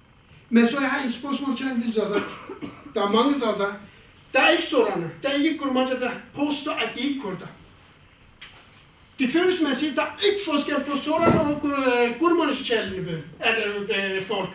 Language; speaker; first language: Danish; non-native, fluent; Kurdish